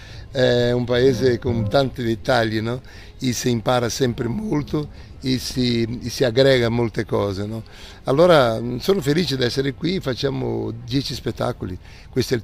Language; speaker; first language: Italian; non-native, fluent; Portuguese